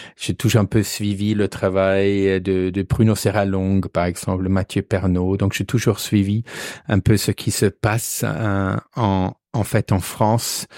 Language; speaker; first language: French; non-native, fluent; German